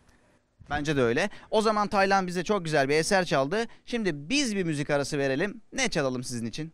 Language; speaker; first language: Turkish; native; Turkish